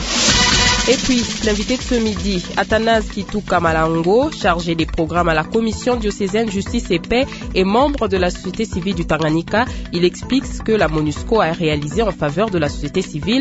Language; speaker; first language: French; non-native, local second language; Lingala